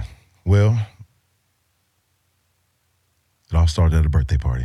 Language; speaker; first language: English; native; English